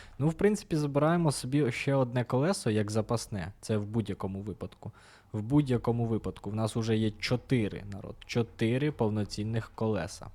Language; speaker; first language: Ukrainian; non-native, local second language; Russian